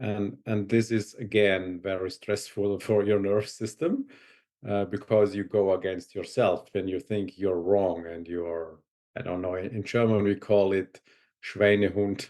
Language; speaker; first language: English; non-native, fluent; German